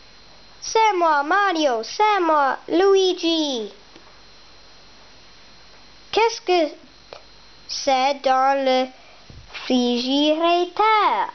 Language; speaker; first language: French; non-native, learner; English